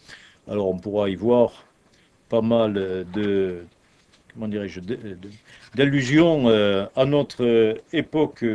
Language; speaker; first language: French; native; French